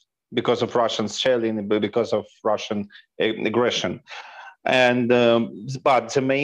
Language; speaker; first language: English; non-native, fluent; Ukrainian